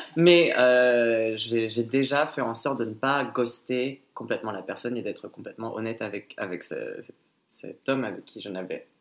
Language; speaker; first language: French; native; French